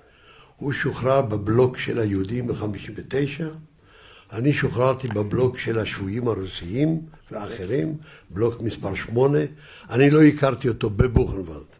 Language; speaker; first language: Hebrew; early bilingual, other home language; Yiddish